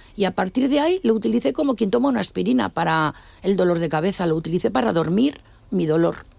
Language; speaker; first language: Spanish; native; Spanish